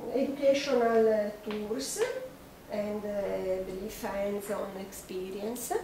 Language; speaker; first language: English; non-native, learner; Italian